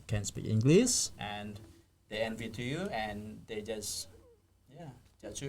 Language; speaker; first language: English; non-native, fluent; Indonesian